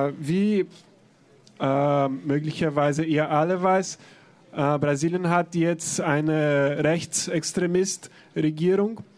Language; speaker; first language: German; non-native, fluent; Portuguese